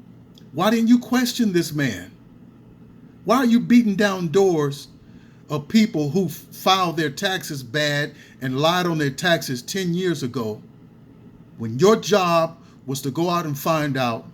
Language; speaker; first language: English; native; English